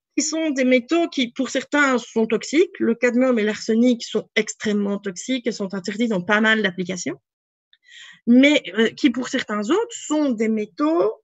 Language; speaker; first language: French; native; French